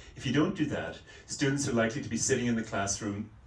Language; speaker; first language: English; native; English